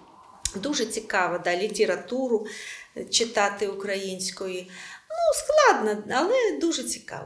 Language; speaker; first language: Ukrainian; non-native, local second language; Russian